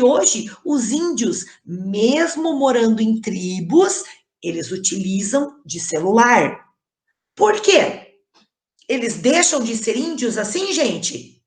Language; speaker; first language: Portuguese; native; Portuguese